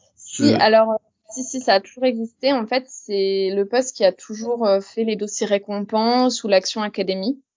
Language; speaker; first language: French; native; French